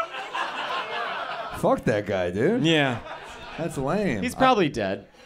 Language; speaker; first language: English; native; English